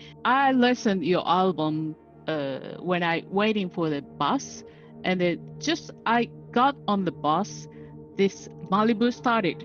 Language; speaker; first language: English; non-native, learner; Japanese